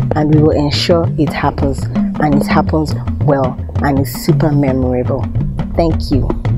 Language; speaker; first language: English; non-native, local second language; Yoruba